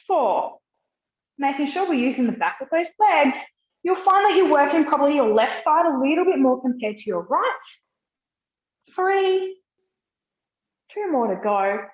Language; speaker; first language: English; native; English